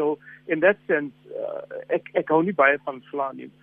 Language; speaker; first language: Afrikaans; non-native, learner; English